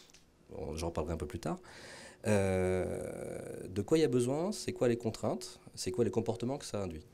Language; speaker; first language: French; native; French